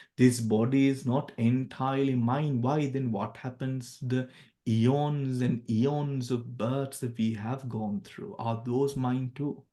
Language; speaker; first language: English; non-native, local second language; Sinhala